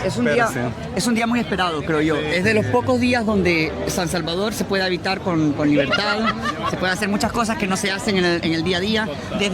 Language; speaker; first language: Spanish; native; Spanish